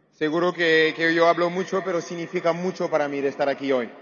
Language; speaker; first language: Spanish; non-native, learner; French